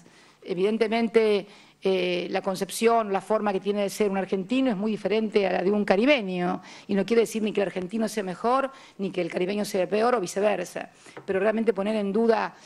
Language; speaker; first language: Spanish; native; Spanish